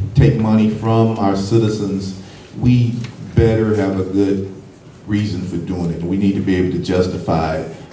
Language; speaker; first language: English; native; English